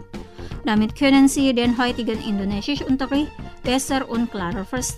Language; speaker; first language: German; non-native, fluent; Indonesian